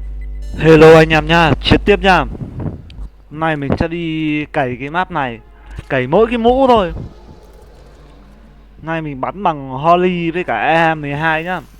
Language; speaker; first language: Vietnamese; native; Vietnamese